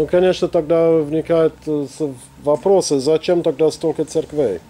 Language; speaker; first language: Russian; non-native, fluent; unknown